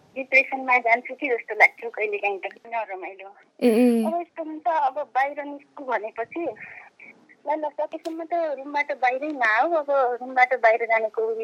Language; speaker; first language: Nepali; native; Nepali